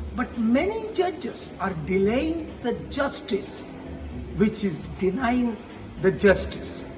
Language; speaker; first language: English; non-native, local second language; Telugu